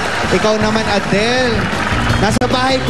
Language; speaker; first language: Filipino; native; Filipino